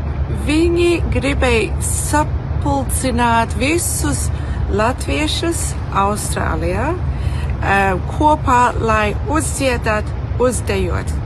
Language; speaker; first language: Latvian; early bilingual, heritage; Latvian